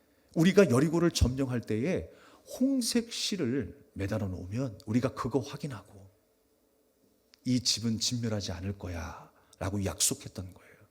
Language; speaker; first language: Korean; native; Korean